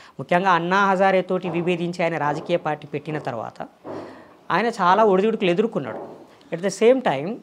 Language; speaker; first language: Telugu; native; Telugu